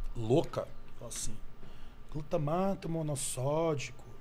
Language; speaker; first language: Portuguese; native; Portuguese